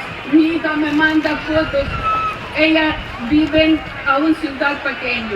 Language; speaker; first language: Spanish; non-native, fluent; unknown